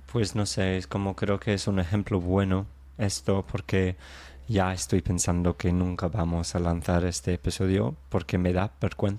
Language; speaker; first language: Spanish; non-native, fluent; English